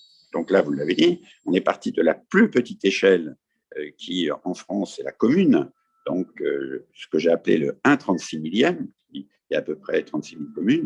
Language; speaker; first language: French; native; French